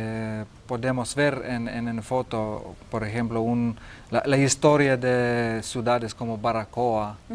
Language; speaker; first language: Spanish; non-native, learner; Lithuanian